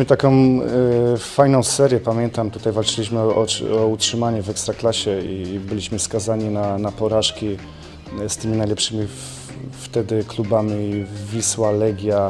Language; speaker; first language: Polish; native; Polish